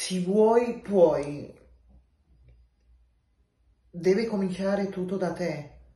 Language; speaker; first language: Italian; non-native, local second language; Spanish